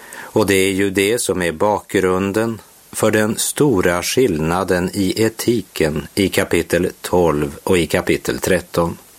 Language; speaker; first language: Swedish; native; Swedish